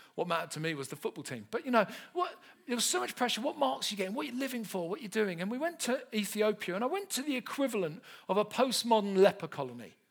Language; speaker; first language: English; native; English